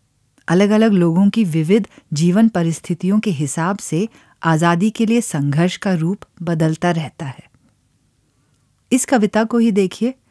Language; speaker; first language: Hindi; native; Hindi